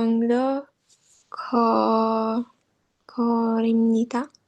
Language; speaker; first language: Korean; non-native, learner; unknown